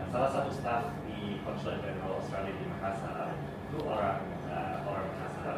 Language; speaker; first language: Indonesian; non-native, fluent; English